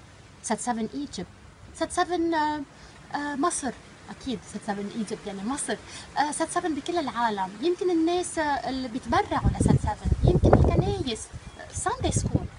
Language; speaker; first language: Arabic; native; Arabic